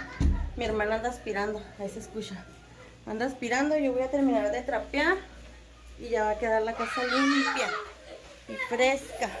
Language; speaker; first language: Spanish; native; Spanish